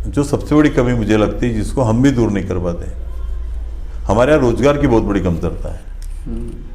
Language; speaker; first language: Hindi; non-native, local second language; Marathi